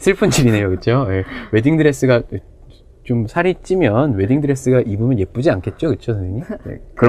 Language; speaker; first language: Korean; native; Korean